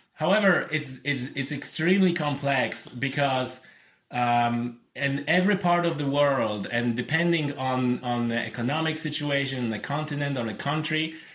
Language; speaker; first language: English; non-native, fluent; Polish